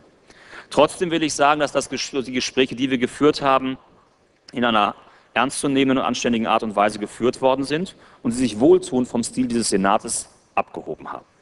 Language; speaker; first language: German; native; German